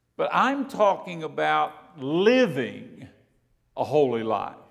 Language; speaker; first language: English; native; English